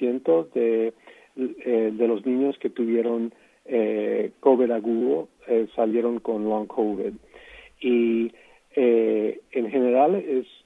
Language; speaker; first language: Spanish; non-native, fluent; English